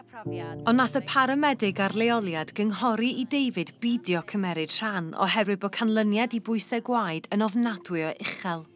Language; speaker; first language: Welsh; native; Welsh